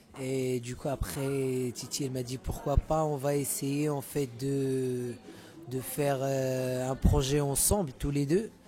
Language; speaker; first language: French; non-native, local second language; Arabic